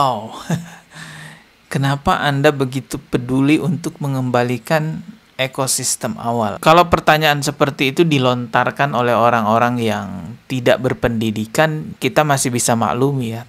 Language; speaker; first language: Indonesian; native; Indonesian